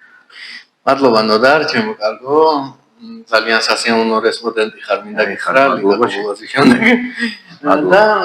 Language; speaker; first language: Georgian; native; Georgian